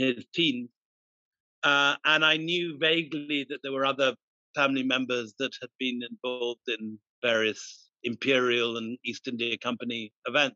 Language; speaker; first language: English; native; English